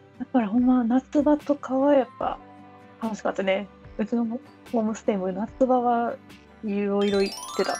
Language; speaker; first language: Japanese; native; Japanese